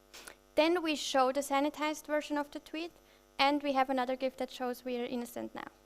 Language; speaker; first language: English; non-native, fluent; German